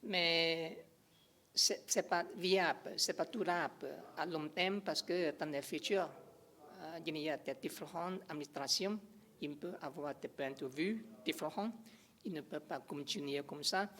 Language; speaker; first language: French; non-native, learner; English